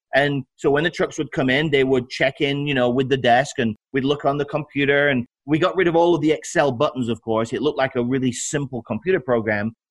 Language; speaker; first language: English; native; English